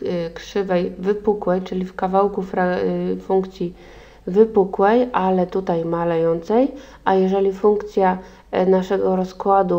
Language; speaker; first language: Polish; native; Polish